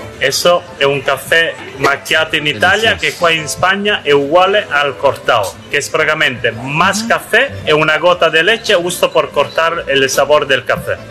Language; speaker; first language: Spanish; non-native, fluent; Italian